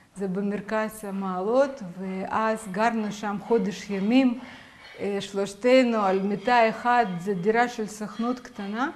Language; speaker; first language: Hebrew; non-native, fluent; Russian